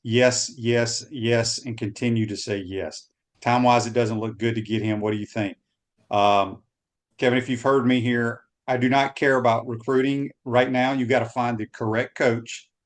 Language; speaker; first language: English; native; English